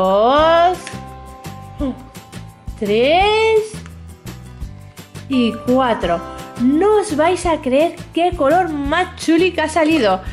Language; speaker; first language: Spanish; native; Spanish